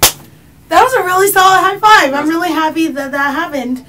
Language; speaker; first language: English; native; English